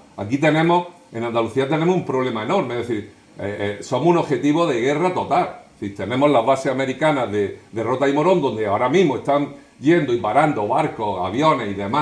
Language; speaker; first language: Spanish; native; Spanish